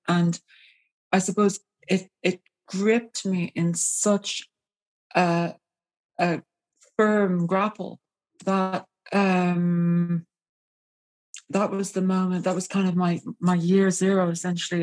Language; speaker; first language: English; native; English